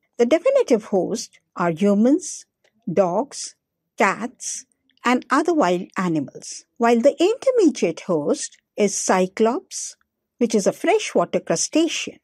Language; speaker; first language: English; non-native, local second language; Hindi